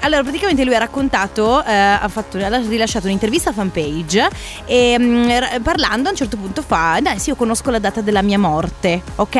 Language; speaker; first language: Italian; native; Italian